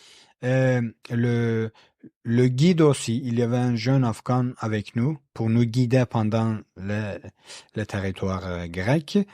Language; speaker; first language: French; non-native, learner; Kurdish